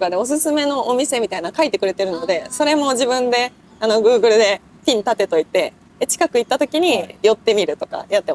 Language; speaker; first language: Japanese; native; Japanese